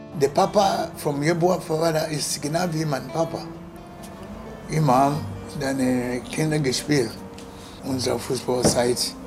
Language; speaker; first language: German; non-native, learner; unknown